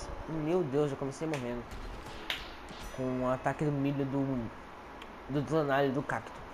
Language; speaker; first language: Portuguese; native; Portuguese